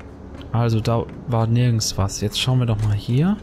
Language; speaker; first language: German; native; German